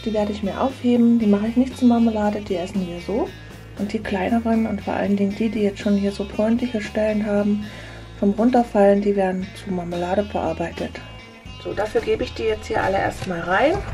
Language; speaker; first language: German; native; German